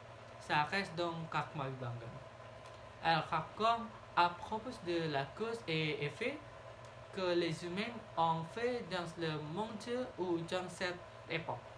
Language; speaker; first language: French; non-native, learner; Indonesian